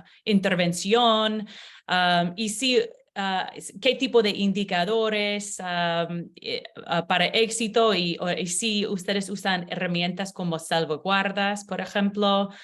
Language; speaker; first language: Spanish; non-native, learner; English